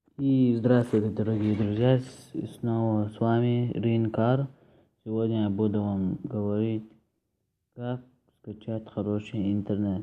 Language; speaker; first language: Russian; early bilingual, heritage; Russian